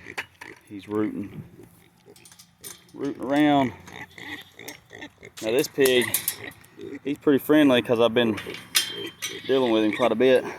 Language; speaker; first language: English; native; English